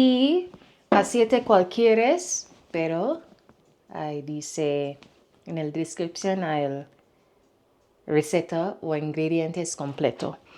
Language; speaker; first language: Spanish; non-native, learner; English